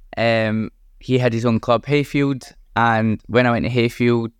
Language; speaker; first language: English; native; English